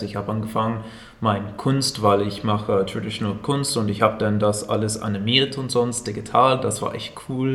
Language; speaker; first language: German; non-native, fluent; English